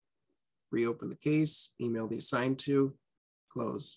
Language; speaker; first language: English; native; English